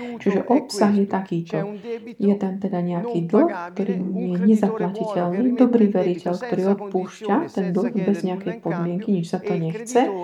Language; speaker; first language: Slovak; non-native, fluent; Italian